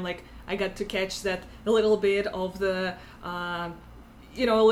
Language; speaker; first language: English; non-native, fluent; Russian